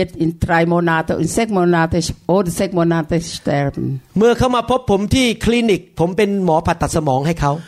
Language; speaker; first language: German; non-native, learner; Thai